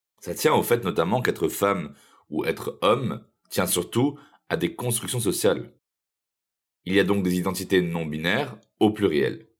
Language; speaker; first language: French; native; French